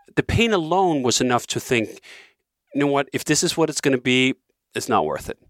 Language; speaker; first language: English; non-native, fluent; Danish